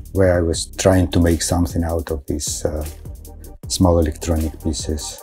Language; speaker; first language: English; non-native, fluent; Russian